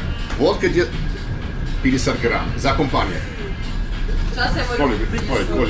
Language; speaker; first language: Russian; non-native, learner; English